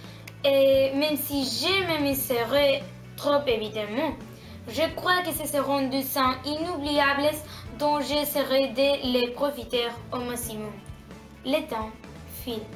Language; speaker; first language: French; non-native, learner; Spanish